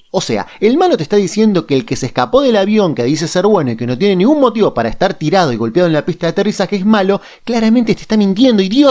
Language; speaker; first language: Spanish; native; Spanish